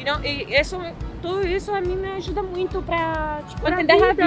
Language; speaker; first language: Portuguese; non-native, fluent; French